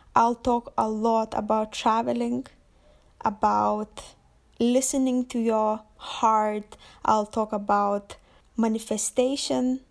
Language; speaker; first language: English; non-native, fluent; Lithuanian